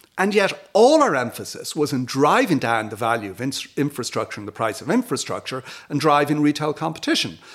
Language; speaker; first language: English; native; English